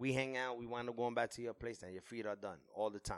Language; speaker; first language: English; native; English